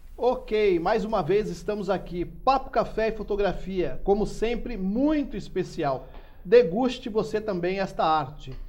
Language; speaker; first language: Portuguese; native; Portuguese